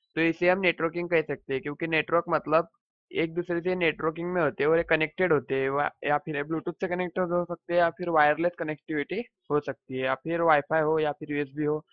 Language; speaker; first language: Hindi; native; Hindi